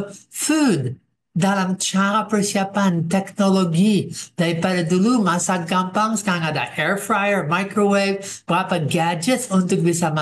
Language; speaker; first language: Indonesian; non-native, fluent; English